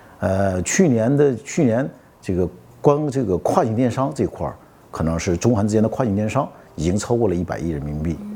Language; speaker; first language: Chinese; native; Chinese